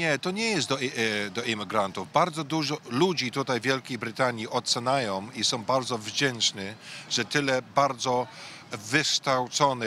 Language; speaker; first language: Polish; early bilingual, heritage; English